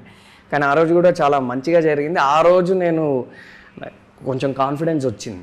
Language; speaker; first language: Telugu; native; Telugu